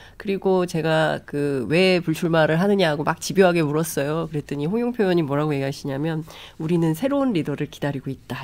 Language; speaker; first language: Korean; native; Korean